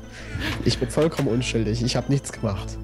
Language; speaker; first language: German; native; German